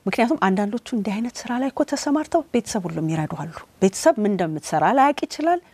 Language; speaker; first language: Amharic; native; Amharic